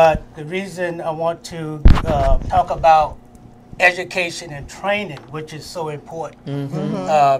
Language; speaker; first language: English; native; English